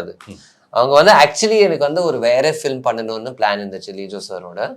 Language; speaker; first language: Tamil; non-native, fluent; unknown